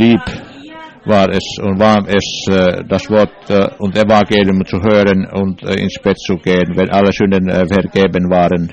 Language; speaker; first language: German; non-native, learner; English